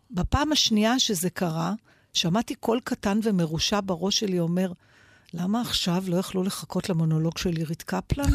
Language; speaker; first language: Hebrew; native; Hebrew